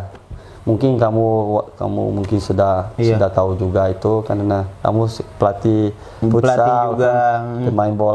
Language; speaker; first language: Indonesian; non-native, fluent; Portuguese